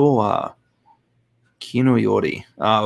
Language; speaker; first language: Japanese; non-native, learner; English